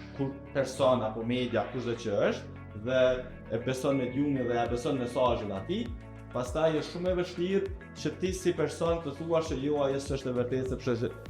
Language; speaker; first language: Albanian; native; Albanian